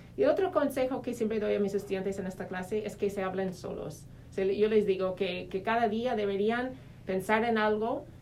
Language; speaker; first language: Spanish; non-native, fluent; English